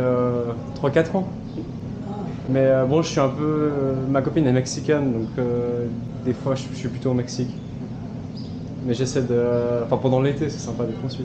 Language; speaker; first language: French; native; French